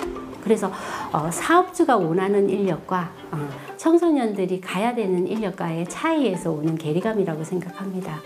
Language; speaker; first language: Korean; native; Korean